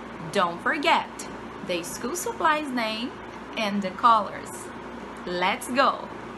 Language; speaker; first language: English; non-native, fluent; Portuguese